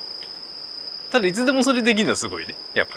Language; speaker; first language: Japanese; native; Japanese